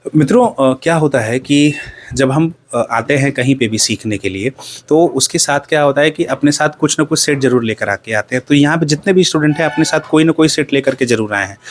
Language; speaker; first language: Hindi; native; Hindi